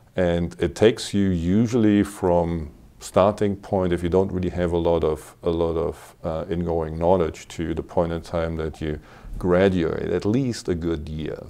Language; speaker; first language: English; non-native, fluent; German